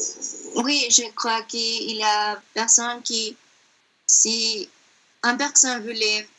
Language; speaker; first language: French; non-native, learner; Spanish